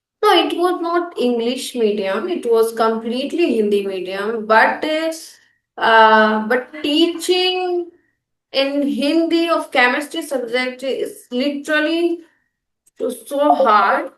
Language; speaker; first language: English; non-native, local second language; Hindi